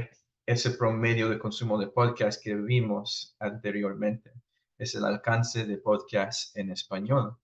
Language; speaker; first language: Spanish; early bilingual, heritage; Spanish